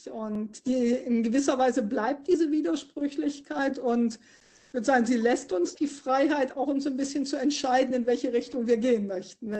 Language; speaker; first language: German; native; German